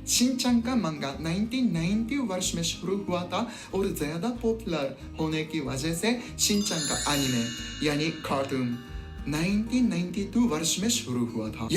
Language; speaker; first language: Hindi; non-native, fluent; Japanese